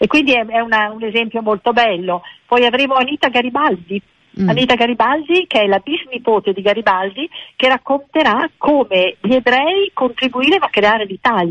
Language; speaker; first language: Italian; native; Italian